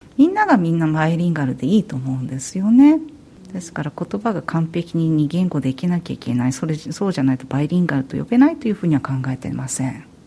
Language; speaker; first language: Japanese; early bilingual, heritage; Japanese